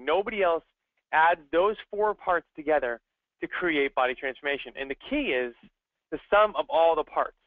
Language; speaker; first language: English; native; English